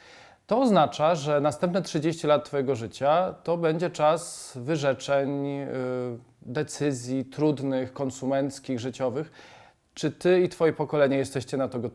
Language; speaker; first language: Polish; native; Polish